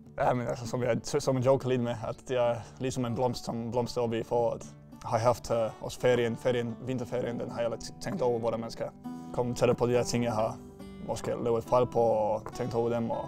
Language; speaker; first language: Danish; non-native, fluent; Finnish